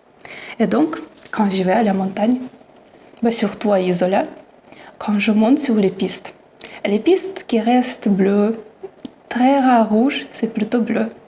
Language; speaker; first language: French; non-native, fluent; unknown